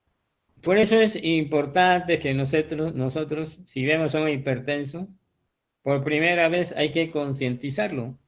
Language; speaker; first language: Spanish; native; Spanish